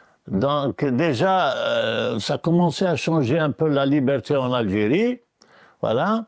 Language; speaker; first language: French; non-native, local second language; Arabic